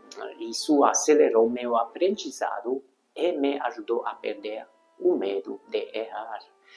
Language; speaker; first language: Portuguese; non-native, fluent; Hungarian